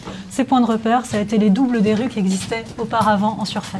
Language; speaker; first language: French; native; French